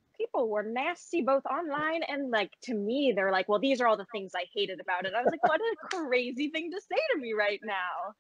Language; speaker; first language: English; native; English